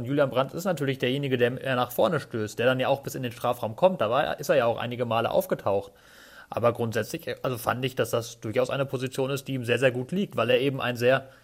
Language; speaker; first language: German; native; German